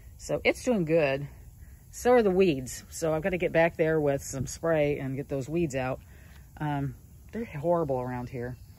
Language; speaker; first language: English; native; English